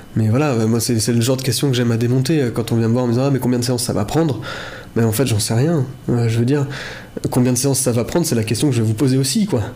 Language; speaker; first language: French; native; French